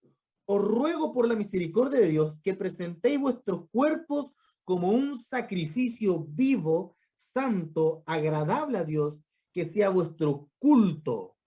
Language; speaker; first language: Spanish; native; Spanish